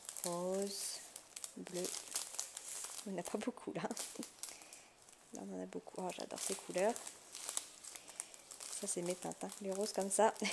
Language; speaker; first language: French; native; French